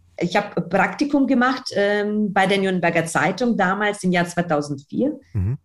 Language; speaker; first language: German; non-native, fluent; Russian